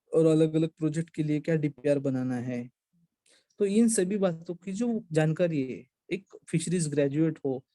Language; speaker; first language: Hindi; non-native, local second language; Marathi